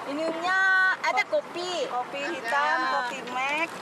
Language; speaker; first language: Indonesian; non-native, learner; Korean